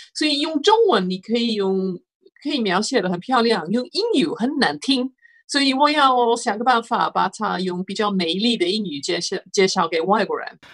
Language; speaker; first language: Chinese; non-native, fluent; English